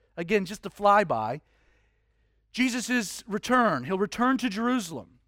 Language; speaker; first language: English; native; English